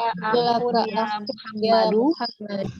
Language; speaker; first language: Arabic; non-native, learner; Indonesian